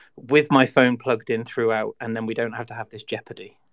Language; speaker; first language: English; native; English